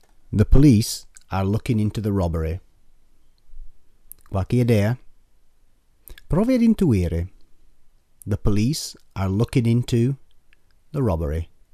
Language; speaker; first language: English; native; English